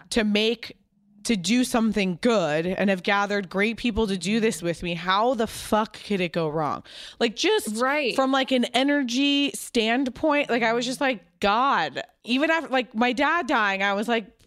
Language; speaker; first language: English; native; English